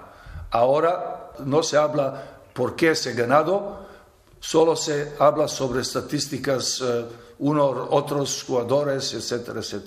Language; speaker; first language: Spanish; non-native, fluent; Serbian